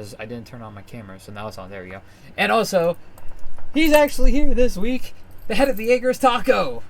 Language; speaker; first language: English; native; English